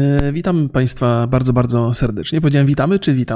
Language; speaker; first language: Polish; native; Polish